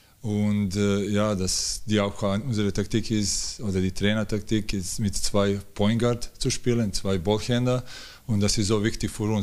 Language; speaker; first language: German; non-native, learner; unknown